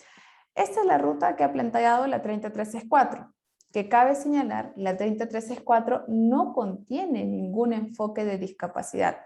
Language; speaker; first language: Spanish; native; Spanish